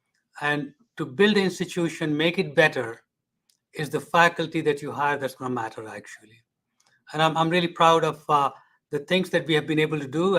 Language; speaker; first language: English; non-native, fluent; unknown